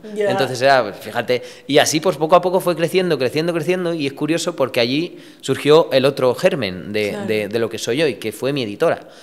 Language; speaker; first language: Spanish; early bilingual, other home language; Romanian